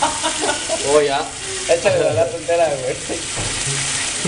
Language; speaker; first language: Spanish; non-native, learner; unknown